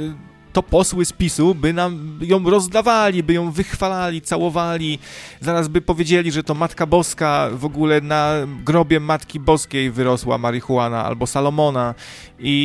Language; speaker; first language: Polish; native; Polish